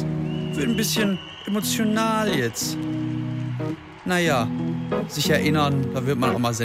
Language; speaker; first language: German; native; German